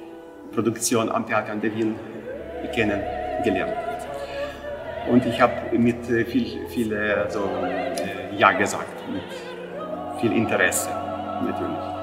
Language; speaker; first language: German; non-native, fluent; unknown